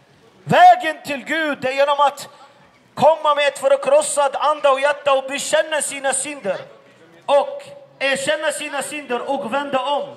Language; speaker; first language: Swedish; non-native, fluent; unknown